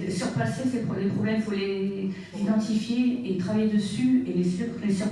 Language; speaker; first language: French; native; French